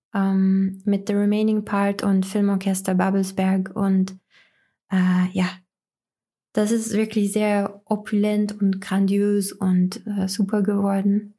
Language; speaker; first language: German; non-native, fluent; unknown